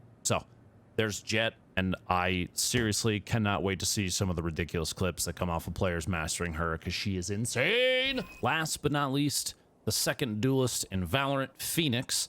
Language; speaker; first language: English; native; English